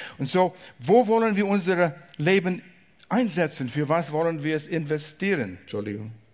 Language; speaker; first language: German; non-native, fluent; English